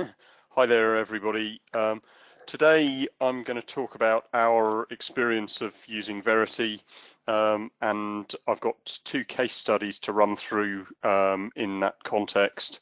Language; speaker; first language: English; native; English